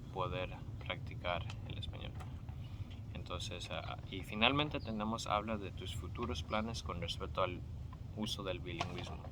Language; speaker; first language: Spanish; early bilingual, heritage; Spanish